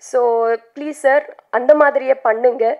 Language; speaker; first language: Tamil; non-native, learner; Telugu